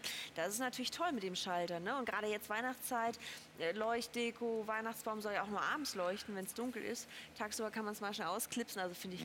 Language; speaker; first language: German; native; German